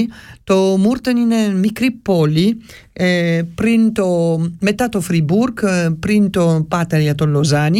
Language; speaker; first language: Greek; early bilingual, heritage; Greek